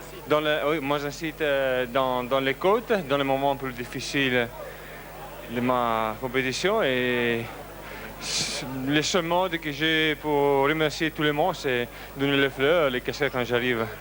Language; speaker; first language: French; non-native, learner; Italian